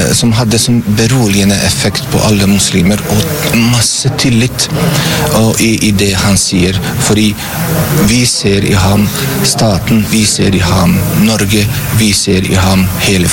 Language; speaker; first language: Norwegian; non-native, fluent; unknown